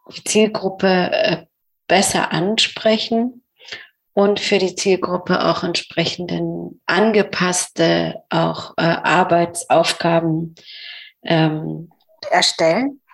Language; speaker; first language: German; non-native, fluent; Persian